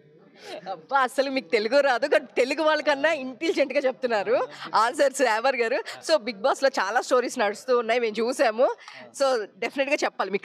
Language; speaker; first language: Telugu; native; Telugu